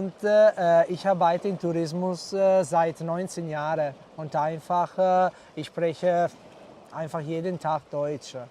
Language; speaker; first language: German; non-native, fluent; Italian